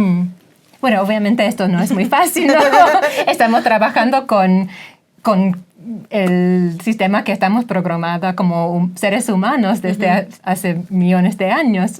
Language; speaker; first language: Spanish; non-native, fluent; English